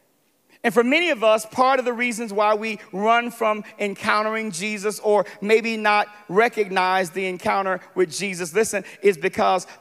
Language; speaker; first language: English; native; English